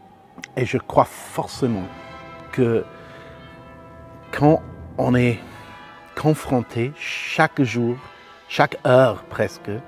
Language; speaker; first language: French; non-native, fluent; English